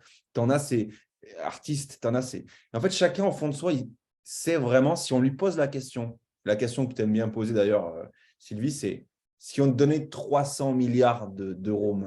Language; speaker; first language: French; native; French